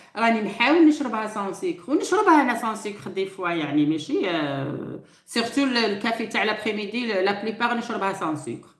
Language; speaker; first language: French; non-native, local second language; Arabic